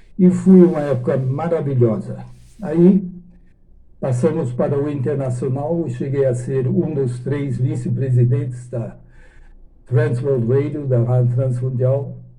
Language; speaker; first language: Portuguese; non-native, fluent; German